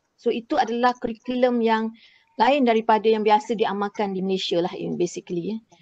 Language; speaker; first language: Malay; native; Malay